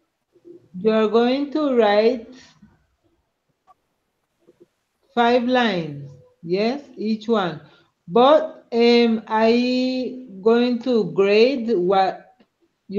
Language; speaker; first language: English; non-native, learner; Spanish